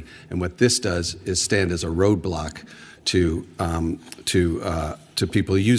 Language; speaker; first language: English; native; English